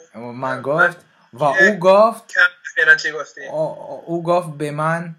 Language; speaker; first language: Persian; non-native, learner; French